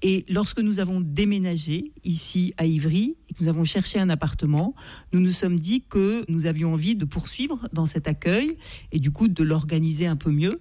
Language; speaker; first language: French; native; French